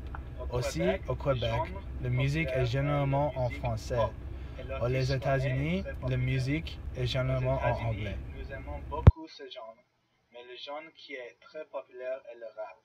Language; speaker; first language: French; non-native, learner; English